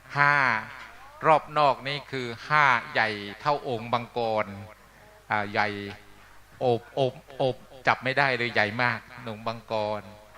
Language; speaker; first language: Thai; non-native, local second language; Northeastern Thai